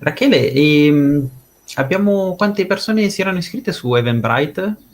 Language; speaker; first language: Italian; native; Italian